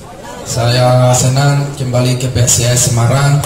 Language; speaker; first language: Indonesian; non-native, learner; Portuguese